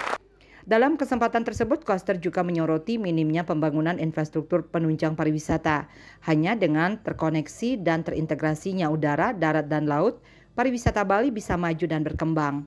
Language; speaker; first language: Indonesian; native; Indonesian